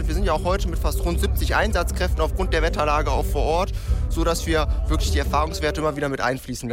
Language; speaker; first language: German; native; German